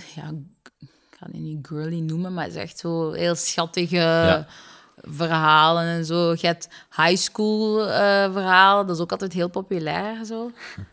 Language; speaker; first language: Dutch; early bilingual, other home language; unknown